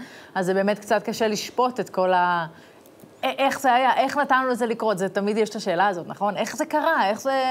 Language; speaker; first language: Hebrew; native; Hebrew